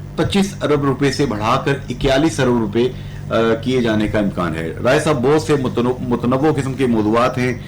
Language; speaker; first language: Urdu; non-native, local second language; Punjabi